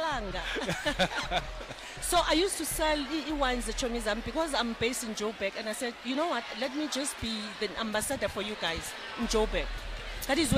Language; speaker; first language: English; non-native, local second language; Xhosa